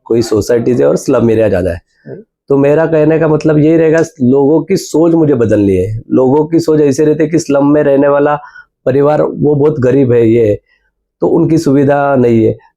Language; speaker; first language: Hindi; non-native, local second language; Marathi